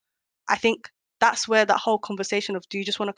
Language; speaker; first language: English; native; English